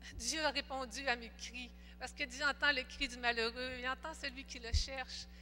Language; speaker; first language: French; native; French